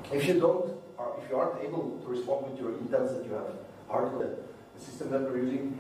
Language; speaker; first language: English; non-native, fluent; Dutch